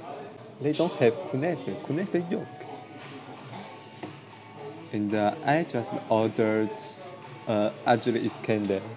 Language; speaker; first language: English; non-native, learner; Chinese